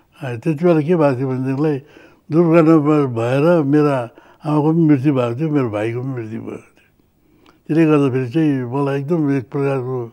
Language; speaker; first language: Nepali; native; Nepali